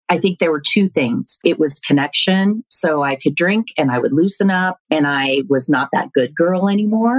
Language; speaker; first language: English; native; English